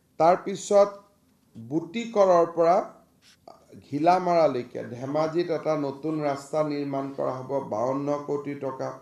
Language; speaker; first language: Assamese; native; Assamese